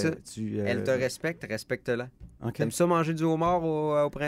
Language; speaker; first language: French; native; French